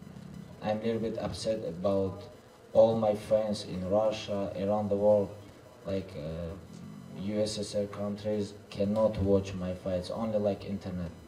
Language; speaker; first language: English; non-native, learner; Russian